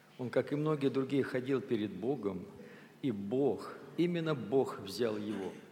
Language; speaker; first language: Russian; native; Russian